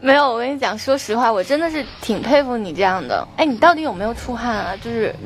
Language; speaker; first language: Chinese; native; Chinese